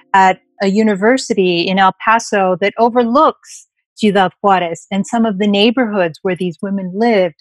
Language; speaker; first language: English; native; English